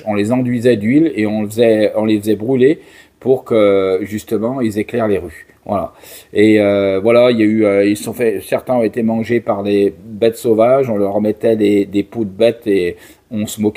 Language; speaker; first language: French; native; French